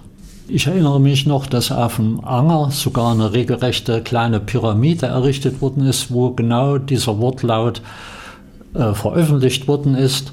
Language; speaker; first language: German; native; German